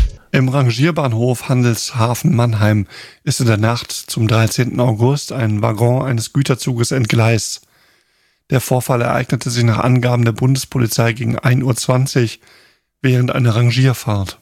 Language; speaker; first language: German; native; German